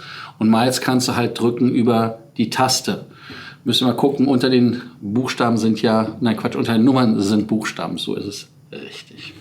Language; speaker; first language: German; native; German